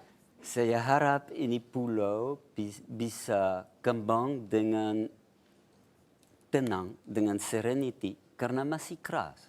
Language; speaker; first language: Indonesian; non-native, fluent; French